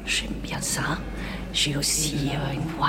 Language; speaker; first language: French; non-native, fluent; Spanish